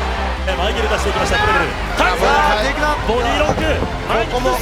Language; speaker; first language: Japanese; native; Japanese